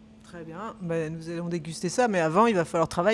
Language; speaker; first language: French; native; French